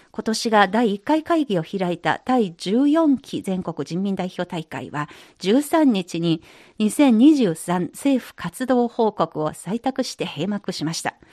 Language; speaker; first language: Japanese; non-native, fluent; Chinese